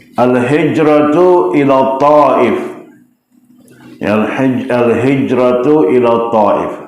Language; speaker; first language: Arabic; non-native, fluent; Indonesian